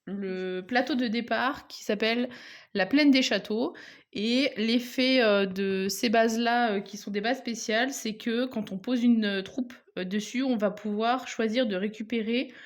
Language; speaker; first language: French; native; French